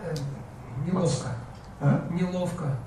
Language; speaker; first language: Russian; native; Russian